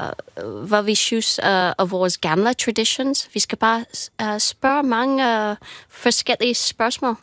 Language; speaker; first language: Danish; non-native, fluent; English